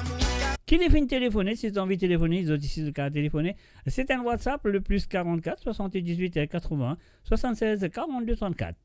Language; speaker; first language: French; non-native, local second language; Morisyen